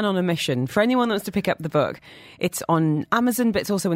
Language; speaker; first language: English; native; English